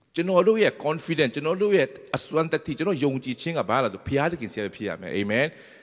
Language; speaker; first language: Burmese; non-native, local second language; Tedim Chin